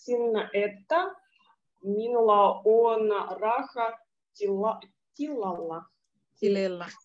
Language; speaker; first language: Finnish; non-native, learner; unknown